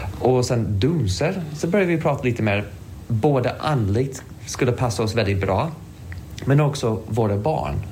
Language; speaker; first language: Swedish; non-native, fluent; English